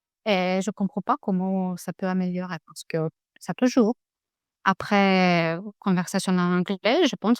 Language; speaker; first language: French; non-native, learner; Russian